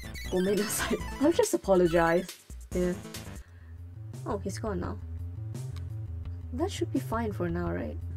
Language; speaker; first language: English; non-native, fluent; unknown